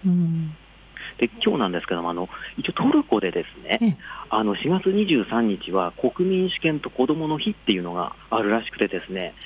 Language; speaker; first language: Japanese; native; Japanese